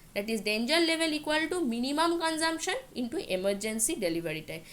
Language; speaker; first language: English; non-native, local second language; Bangla